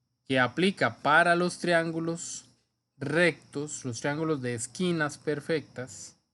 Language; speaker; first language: Spanish; native; Spanish